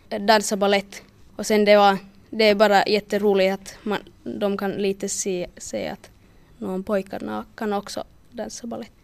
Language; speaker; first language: Swedish; non-native, local second language; Finnish